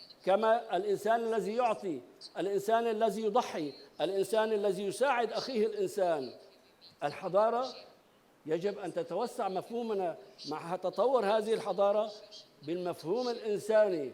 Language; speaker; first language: Arabic; native; Arabic